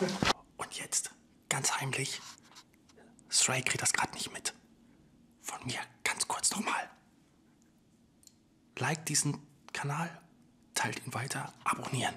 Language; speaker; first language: German; native; German